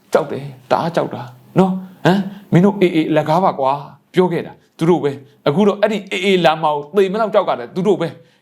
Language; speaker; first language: Burmese; non-native, local second language; Mon